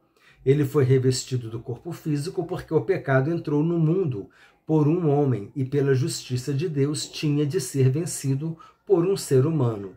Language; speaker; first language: Portuguese; native; Portuguese